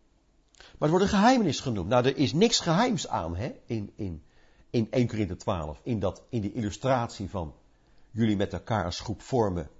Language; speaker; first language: Dutch; native; Dutch